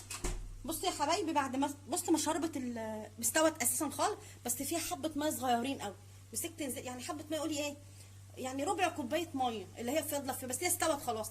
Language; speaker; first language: Arabic; native; Arabic